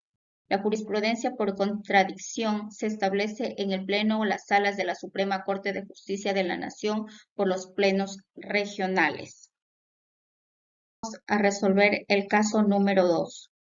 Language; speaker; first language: Spanish; native; Spanish